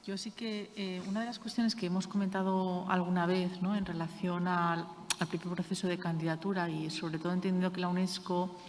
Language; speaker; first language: Spanish; native; Spanish